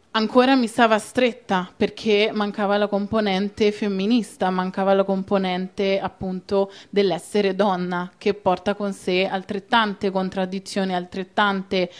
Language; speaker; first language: Italian; native; Italian